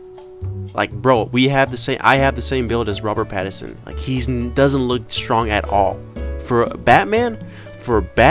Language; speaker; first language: English; native; English